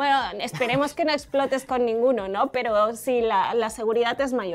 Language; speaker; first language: Spanish; native; Spanish